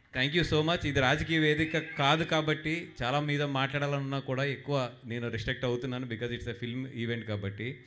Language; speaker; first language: Telugu; native; Telugu